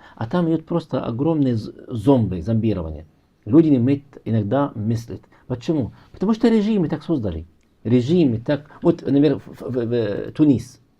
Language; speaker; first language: Russian; non-native, fluent; Arabic